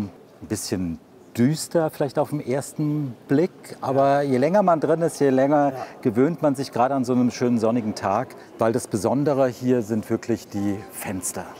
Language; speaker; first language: German; native; German